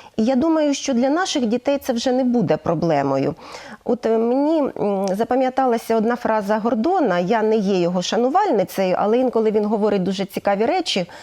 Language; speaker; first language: Ukrainian; native; Ukrainian